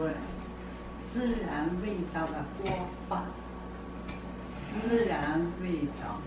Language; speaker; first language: Chinese; native; Chinese